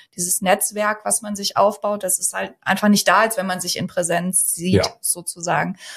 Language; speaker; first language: German; native; German